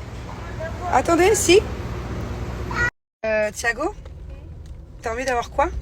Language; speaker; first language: French; native; French